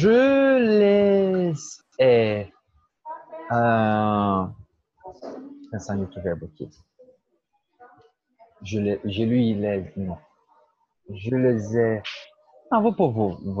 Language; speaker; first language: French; non-native, fluent; Portuguese